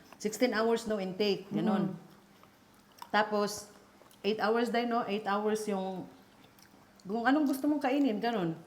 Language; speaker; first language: Filipino; non-native, local second language; Cebuano